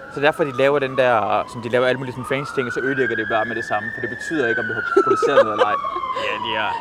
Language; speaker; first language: Danish; early bilingual, other home language; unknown